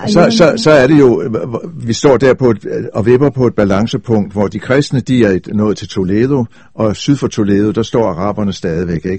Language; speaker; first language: Danish; native; Danish